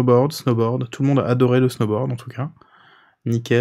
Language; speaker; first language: French; native; French